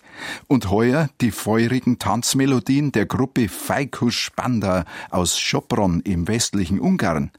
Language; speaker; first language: German; native; German